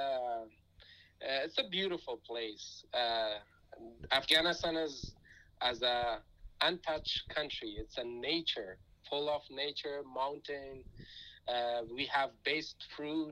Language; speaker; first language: English; non-native, fluent; Persian